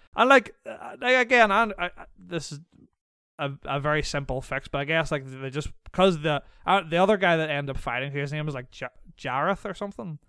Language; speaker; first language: English; native; English